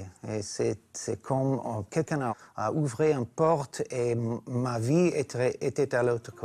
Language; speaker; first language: French; non-native, learner; English